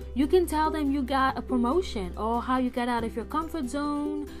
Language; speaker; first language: English; early bilingual, other home language; Haitian Creole